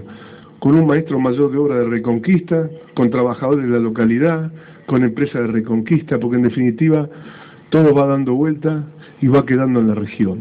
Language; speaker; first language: Spanish; native; Spanish